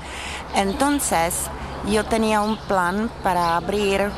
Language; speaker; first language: Spanish; non-native, fluent; Czech